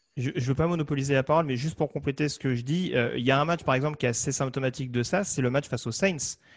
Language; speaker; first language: French; native; French